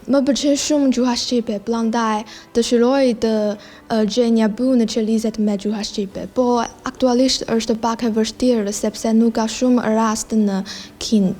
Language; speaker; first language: Albanian; non-native, learner; Chinese